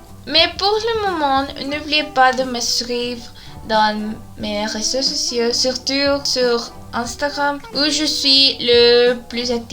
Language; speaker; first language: French; non-native, learner; Spanish